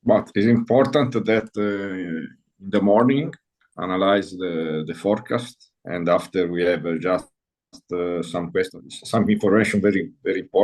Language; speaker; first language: English; non-native, learner; Italian